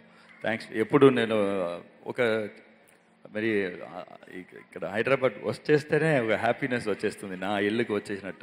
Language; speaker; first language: Telugu; non-native, local second language; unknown